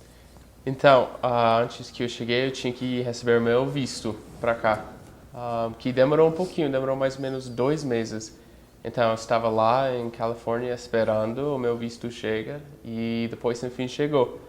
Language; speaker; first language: Portuguese; non-native, fluent; English